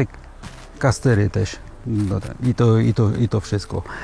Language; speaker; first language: Polish; early bilingual, heritage; French